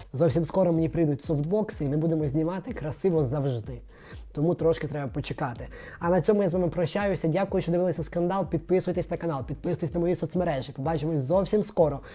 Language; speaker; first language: Ukrainian; non-native, local second language; Russian